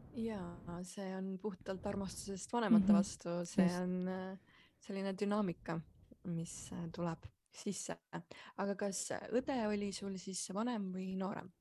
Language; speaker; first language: Estonian; native; Estonian